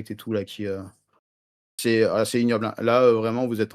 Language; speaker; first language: French; native; French